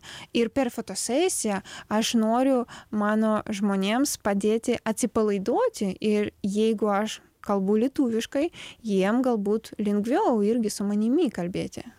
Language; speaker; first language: Lithuanian; non-native, learner; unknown